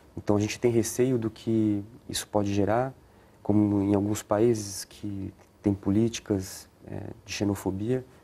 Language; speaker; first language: Portuguese; native; Portuguese